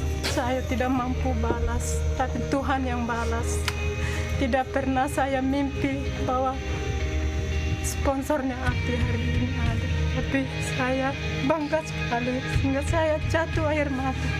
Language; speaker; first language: Indonesian; non-native, local second language; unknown